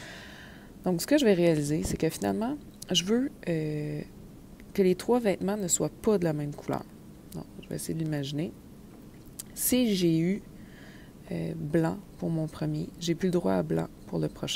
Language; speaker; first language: French; native; French